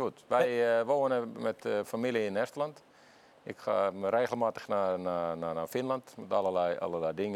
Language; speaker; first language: Dutch; non-native, fluent; Finnish